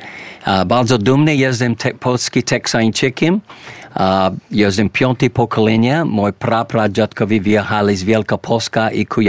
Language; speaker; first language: Polish; early bilingual, heritage; English